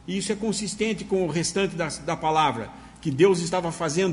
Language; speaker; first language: Portuguese; native; Portuguese